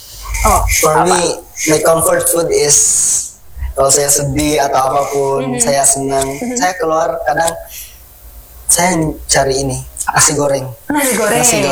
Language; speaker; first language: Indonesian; non-native, fluent; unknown